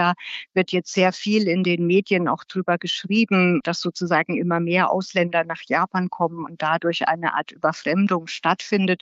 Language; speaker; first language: German; native; German